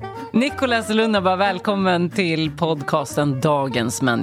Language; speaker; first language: Swedish; native; Swedish